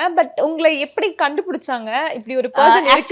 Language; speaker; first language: Tamil; native; Tamil